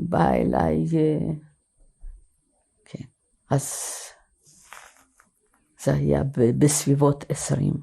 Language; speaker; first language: Hebrew; non-native, fluent; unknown